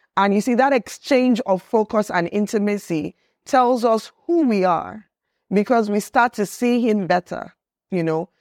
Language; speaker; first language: English; non-native, local second language; Yoruba